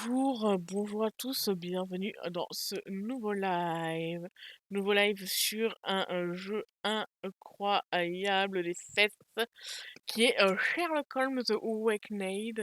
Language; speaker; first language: French; native; French